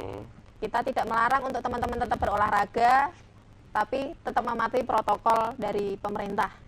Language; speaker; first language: Indonesian; native; Indonesian